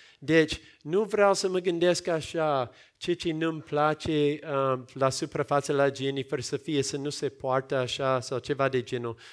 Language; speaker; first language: Romanian; non-native, fluent; English